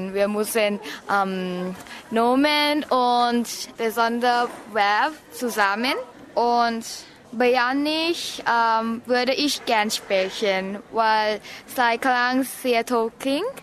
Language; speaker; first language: German; non-native, learner; Thai